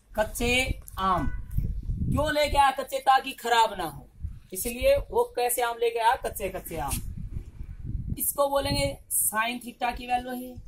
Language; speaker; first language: Hindi; native; Hindi